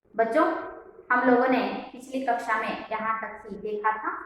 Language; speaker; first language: Hindi; non-native, local second language; Kannada